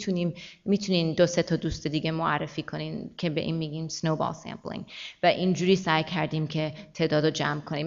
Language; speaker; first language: Persian; early bilingual, heritage; Persian